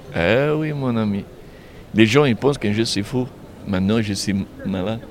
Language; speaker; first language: French; non-native, learner; Serbian